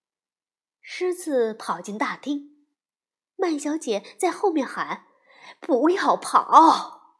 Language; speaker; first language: Chinese; native; Chinese